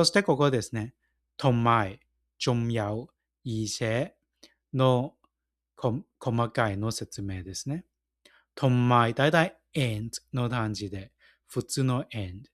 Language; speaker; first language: Japanese; non-native, fluent; Cantonese